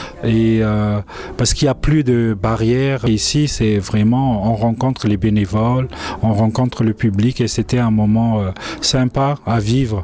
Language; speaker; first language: French; non-native, local second language; Malagasy